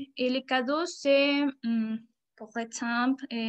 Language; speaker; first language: French; non-native, learner; Spanish